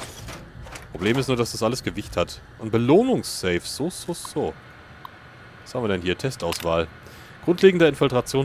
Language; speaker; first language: German; native; German